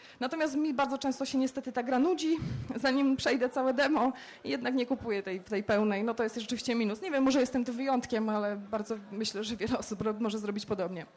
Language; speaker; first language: Polish; native; Polish